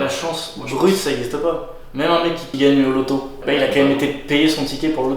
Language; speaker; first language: French; native; French